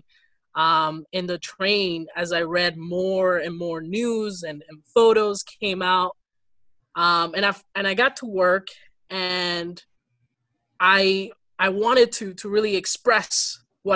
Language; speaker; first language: English; early bilingual, other home language; Spanish